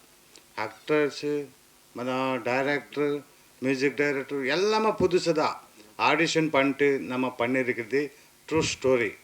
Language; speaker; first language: Tamil; non-native, learner; Kannada